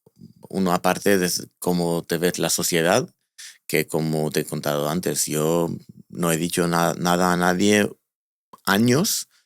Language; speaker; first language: Spanish; non-native, fluent; Hebrew